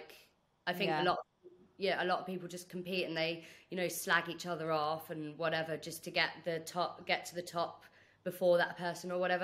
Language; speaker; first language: English; native; English